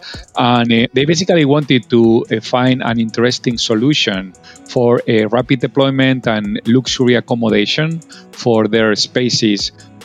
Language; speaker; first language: English; non-native, fluent; Spanish